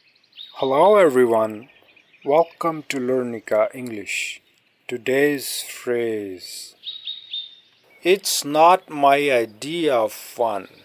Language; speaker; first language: English; non-native, local second language; Urdu